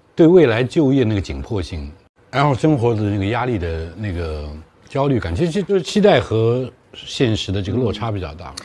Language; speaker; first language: Chinese; native; Chinese